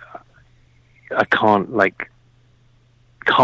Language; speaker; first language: English; native; English